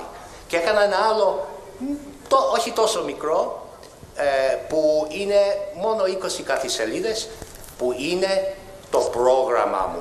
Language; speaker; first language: Greek; early bilingual, heritage; Greek